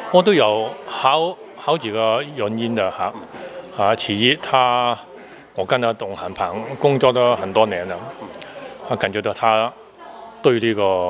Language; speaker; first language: Chinese; non-native, fluent; Cantonese